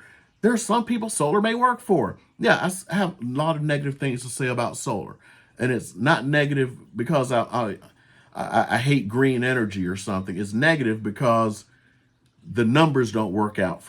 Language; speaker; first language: English; native; English